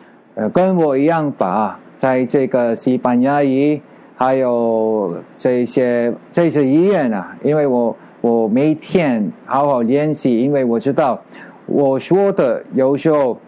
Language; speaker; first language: Chinese; non-native, learner; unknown